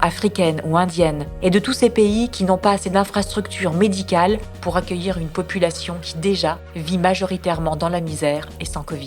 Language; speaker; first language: French; native; French